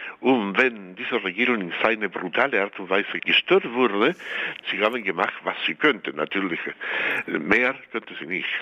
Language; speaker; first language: German; non-native, fluent; Spanish